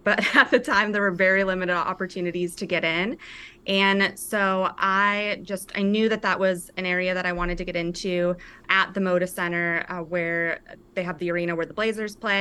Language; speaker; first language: English; native; English